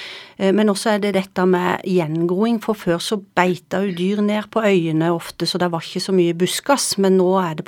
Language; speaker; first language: Norwegian; native; Norwegian